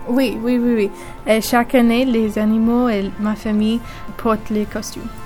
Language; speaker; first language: French; non-native, learner; English